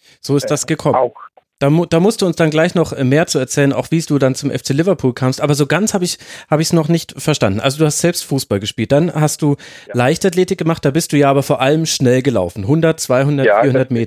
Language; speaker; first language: German; native; German